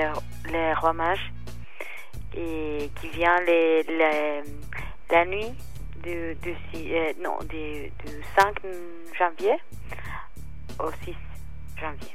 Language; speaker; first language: French; non-native, fluent; Spanish